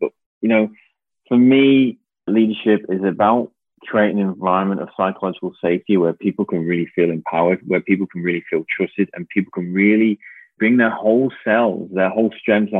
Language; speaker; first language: English; native; English